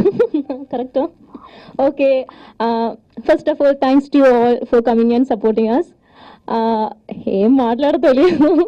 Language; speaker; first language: Telugu; non-native, learner; Malayalam